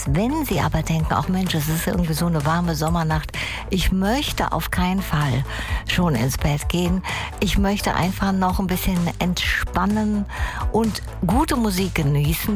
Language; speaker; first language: German; native; German